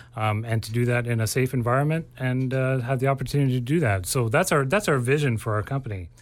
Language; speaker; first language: English; native; English